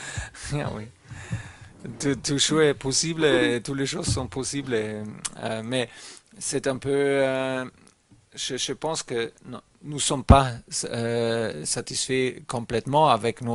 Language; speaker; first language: French; non-native, learner; German